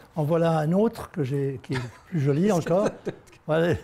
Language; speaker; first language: French; native; French